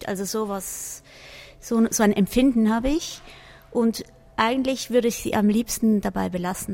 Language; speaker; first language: German; native; German